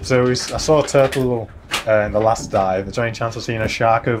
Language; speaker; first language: English; native; English